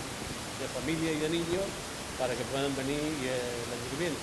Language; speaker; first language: Spanish; native; Spanish